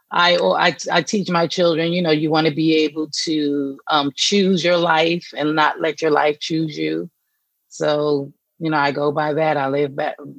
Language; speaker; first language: English; native; English